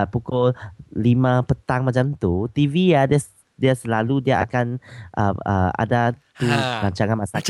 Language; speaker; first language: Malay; non-native, local second language; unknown